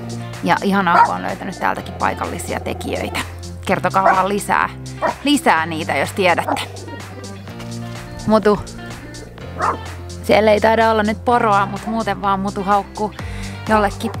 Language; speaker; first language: Finnish; native; Finnish